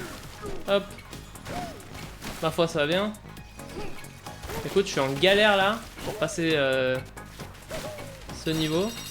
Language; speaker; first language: French; native; French